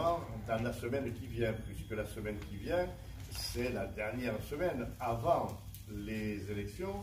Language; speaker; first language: French; native; French